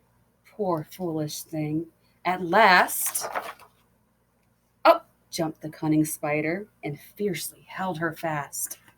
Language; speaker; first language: English; native; English